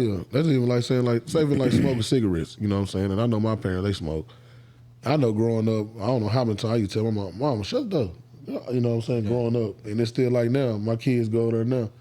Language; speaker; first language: English; native; English